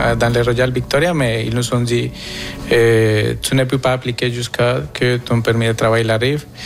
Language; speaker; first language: French; non-native, fluent; Spanish